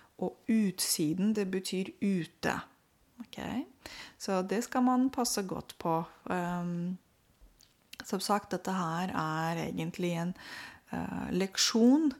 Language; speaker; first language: Norwegian; non-native, fluent; Romanian